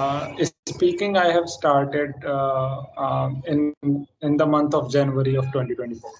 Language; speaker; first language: English; non-native, fluent; Hindi